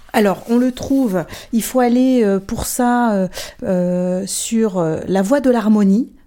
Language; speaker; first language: French; native; French